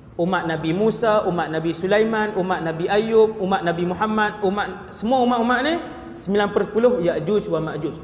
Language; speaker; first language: Malay; native; Malay